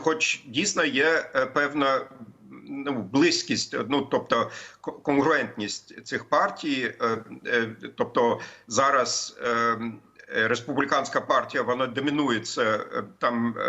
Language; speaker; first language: Ukrainian; non-native, fluent; German